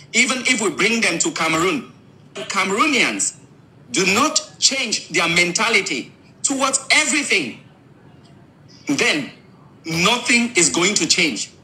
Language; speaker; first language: English; native; English